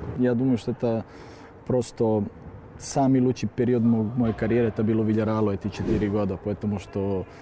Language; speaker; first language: Russian; non-native, learner; Serbian